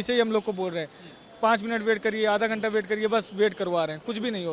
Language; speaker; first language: Hindi; native; Hindi